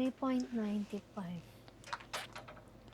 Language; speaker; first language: English; non-native, local second language; Filipino